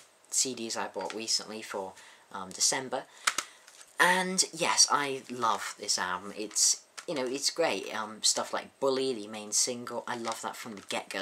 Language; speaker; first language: English; native; English